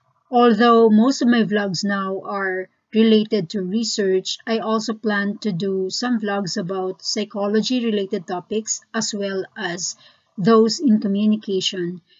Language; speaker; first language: English; non-native, local second language; Filipino